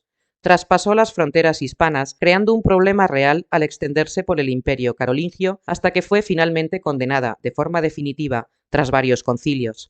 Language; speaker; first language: Spanish; native; Spanish